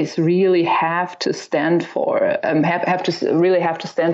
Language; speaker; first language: English; non-native, fluent; German